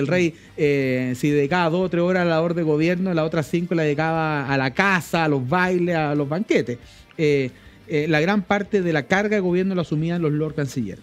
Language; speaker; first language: Spanish; native; Spanish